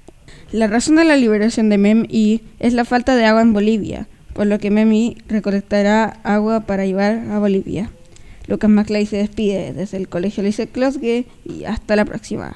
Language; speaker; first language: Spanish; native; Spanish